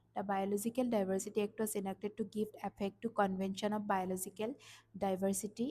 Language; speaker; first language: English; non-native, local second language; Assamese